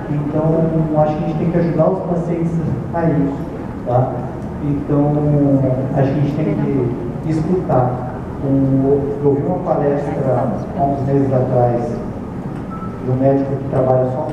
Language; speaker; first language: Portuguese; native; Portuguese